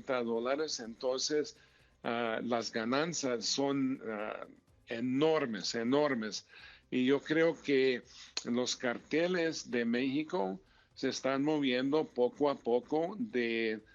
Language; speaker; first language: Spanish; early bilingual, heritage; Spanish